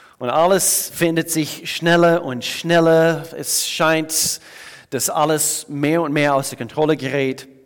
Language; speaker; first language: German; non-native, fluent; English